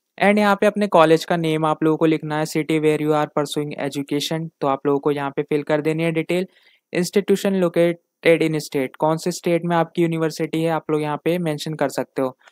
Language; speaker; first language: Hindi; native; Hindi